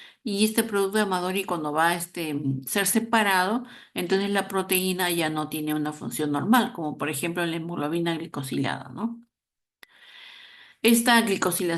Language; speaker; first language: Spanish; native; Spanish